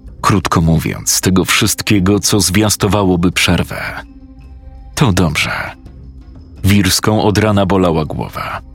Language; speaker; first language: Polish; native; Polish